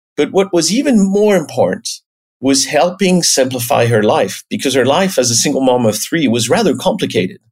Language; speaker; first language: English; non-native, fluent; French